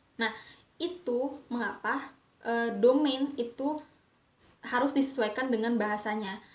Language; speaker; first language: Indonesian; non-native, local second language; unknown